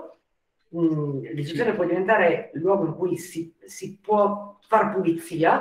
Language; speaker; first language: Italian; native; Italian